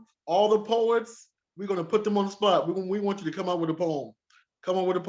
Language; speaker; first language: English; native; English